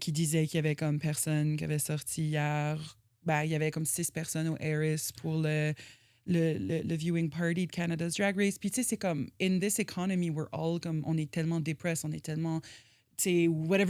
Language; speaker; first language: French; native; French